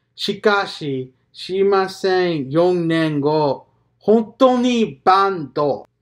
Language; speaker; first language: Japanese; non-native, learner; English